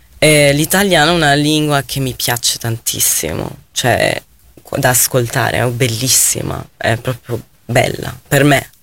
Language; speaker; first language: Italian; non-native, fluent; Arabic